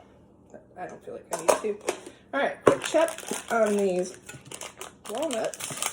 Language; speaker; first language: English; native; English